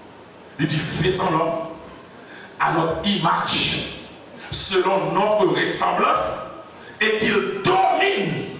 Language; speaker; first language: French; non-native, local second language; Haitian Creole